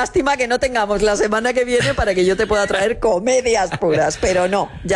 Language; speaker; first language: Spanish; native; Spanish